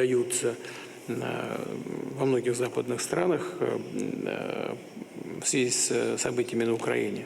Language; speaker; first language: Russian; native; Russian